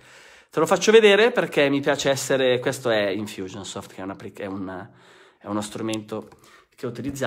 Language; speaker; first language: Italian; native; Italian